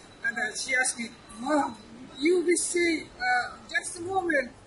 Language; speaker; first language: English; non-native, learner; Russian